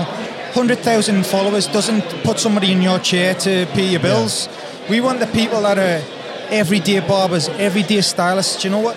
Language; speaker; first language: English; native; English